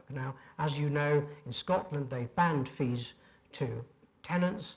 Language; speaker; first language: English; native; English